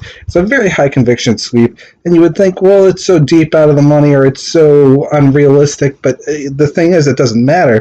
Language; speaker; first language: English; native; English